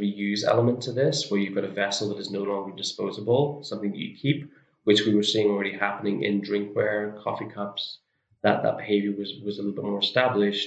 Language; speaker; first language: English; native; English